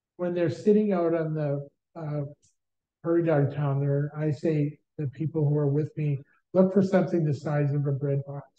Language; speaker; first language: English; native; English